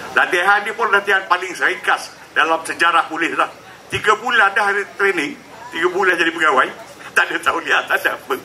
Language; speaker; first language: Malay; native; Malay